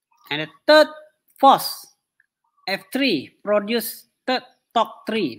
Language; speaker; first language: English; non-native, local second language; Malay